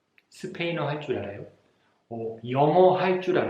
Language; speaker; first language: Korean; non-native, fluent; Spanish